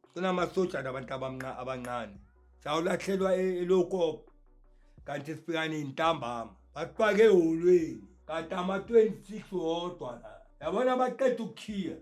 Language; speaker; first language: Zulu; native; Zulu